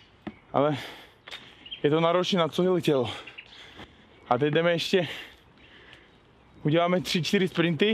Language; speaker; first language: Czech; non-native, fluent; Uzbek